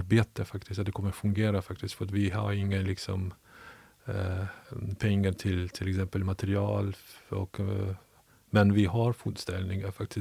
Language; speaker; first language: Swedish; non-native, fluent; Ukrainian